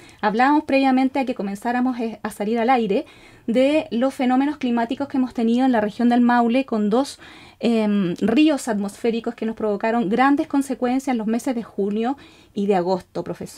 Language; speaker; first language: Spanish; native; Spanish